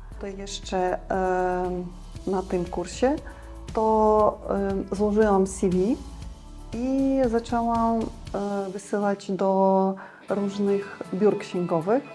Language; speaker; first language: Polish; non-native, fluent; Ukrainian